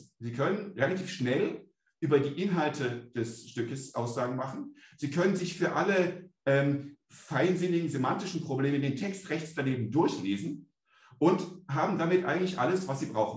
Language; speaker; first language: German; native; German